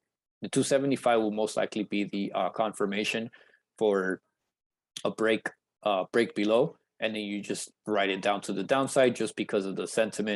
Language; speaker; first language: English; native; English